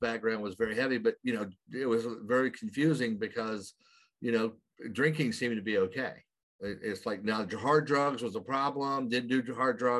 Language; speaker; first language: English; native; English